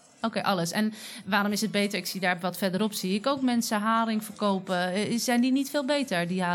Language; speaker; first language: Dutch; native; Dutch